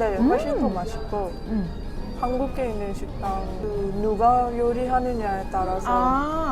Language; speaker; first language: Korean; non-native, fluent; Hindi